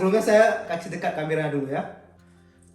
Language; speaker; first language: Indonesian; native; Indonesian